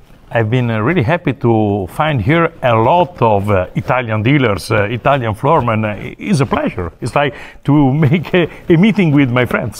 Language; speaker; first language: English; non-native, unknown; Italian